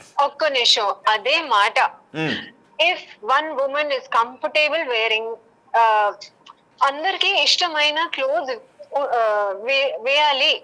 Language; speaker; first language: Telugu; non-native, learner; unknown